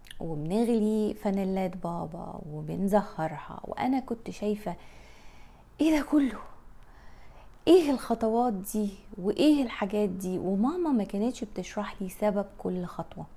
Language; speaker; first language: Arabic; native; Arabic